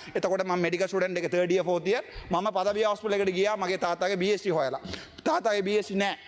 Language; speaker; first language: Sinhala; non-native, local second language; Tamil